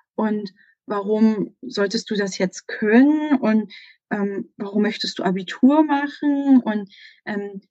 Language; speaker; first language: German; native; German